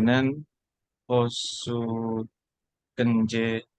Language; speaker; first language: Korean; non-native, learner; Indonesian